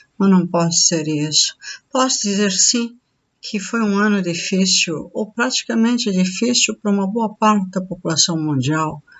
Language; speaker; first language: Portuguese; native; Portuguese